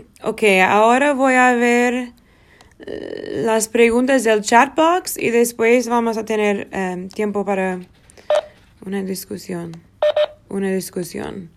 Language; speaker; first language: Spanish; non-native, learner; Portuguese